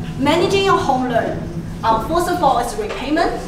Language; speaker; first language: English; non-native, fluent; Chinese